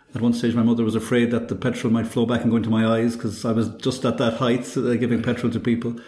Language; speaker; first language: English; native; English